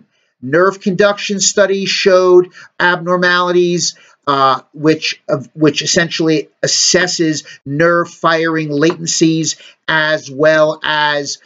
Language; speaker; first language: English; native; English